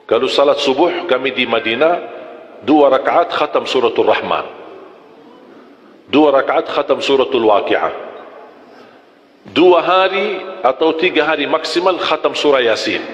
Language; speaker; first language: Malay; non-native, fluent; Arabic